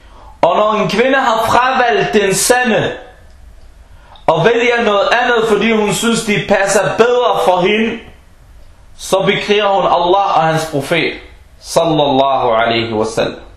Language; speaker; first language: Danish; non-native, fluent; Arabic